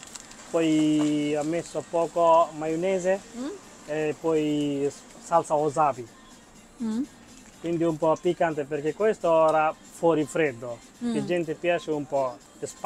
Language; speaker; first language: Italian; non-native, learner; Bangla